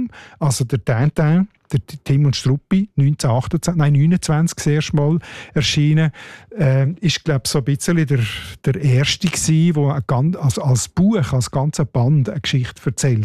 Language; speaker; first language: German; native; German